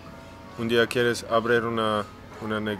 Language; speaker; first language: Spanish; non-native, learner; English